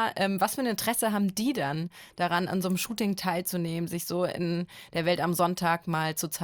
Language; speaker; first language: German; native; German